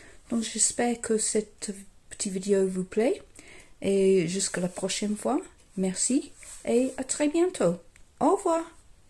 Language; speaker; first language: French; non-native, fluent; English